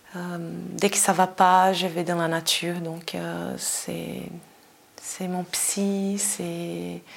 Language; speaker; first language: French; non-native, fluent; Portuguese